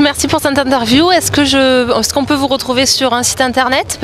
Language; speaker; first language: French; native; French